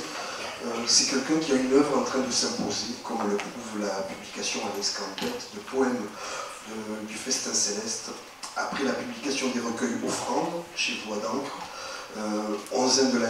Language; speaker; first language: French; native; French